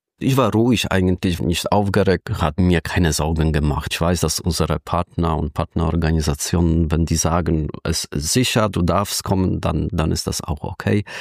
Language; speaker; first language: German; non-native, fluent; Polish